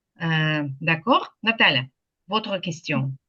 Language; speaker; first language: French; non-native, fluent; Ukrainian